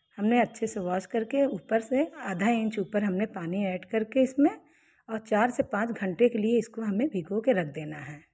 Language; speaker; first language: Hindi; native; Hindi